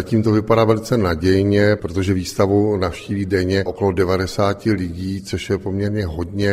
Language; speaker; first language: Czech; native; Czech